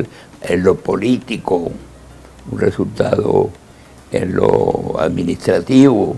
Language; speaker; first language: Spanish; native; Spanish